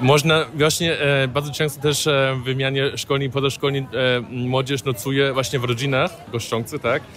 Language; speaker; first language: Polish; non-native, fluent; German